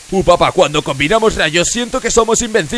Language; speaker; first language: Spanish; native; Spanish